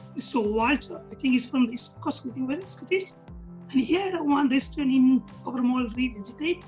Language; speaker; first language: English; non-native, local second language; Nepali